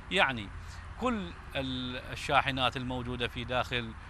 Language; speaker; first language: Arabic; native; Arabic